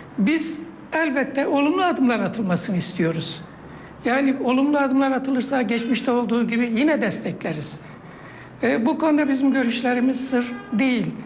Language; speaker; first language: Turkish; non-native, local second language; Kurdish